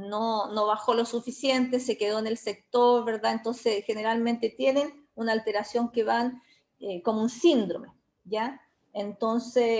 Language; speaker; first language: Spanish; native; Spanish